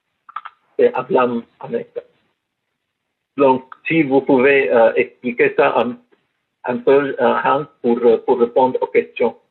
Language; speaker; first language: French; non-native, learner; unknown